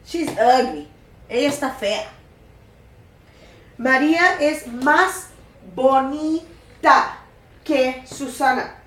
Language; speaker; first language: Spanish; non-native, fluent; English